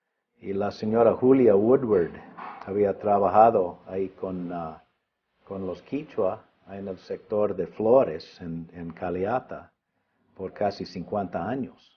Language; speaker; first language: Spanish; early bilingual, other home language; English